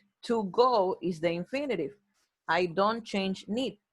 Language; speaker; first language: English; non-native, fluent; Spanish